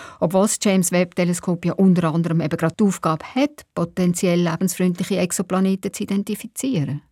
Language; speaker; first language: German; native; German